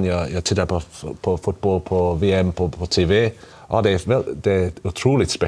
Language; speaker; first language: Swedish; non-native, learner; English